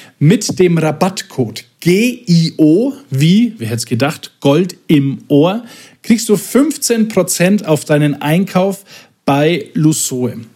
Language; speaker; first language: German; native; German